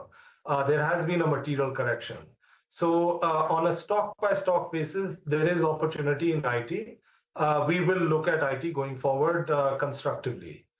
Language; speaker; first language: English; non-native, local second language; Hindi